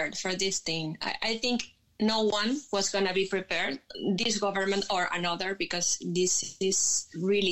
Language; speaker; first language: English; non-native, learner; Spanish